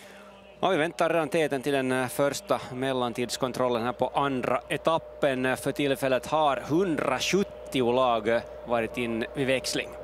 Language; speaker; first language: Swedish; native; Swedish